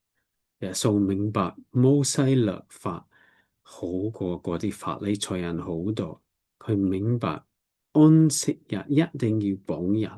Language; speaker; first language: Cantonese; non-native, learner; English